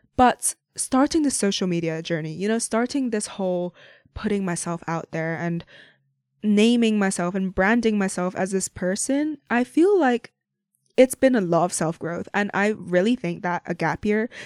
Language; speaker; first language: English; non-native, local second language; Cantonese